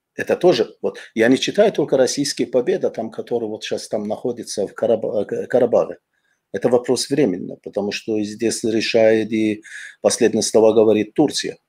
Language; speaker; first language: Russian; non-native, fluent; Azerbaijani